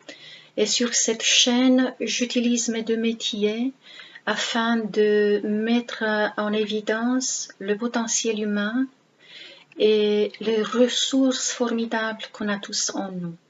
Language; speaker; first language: French; native; French